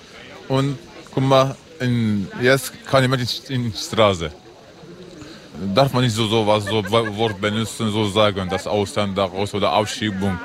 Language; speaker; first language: German; non-native, learner; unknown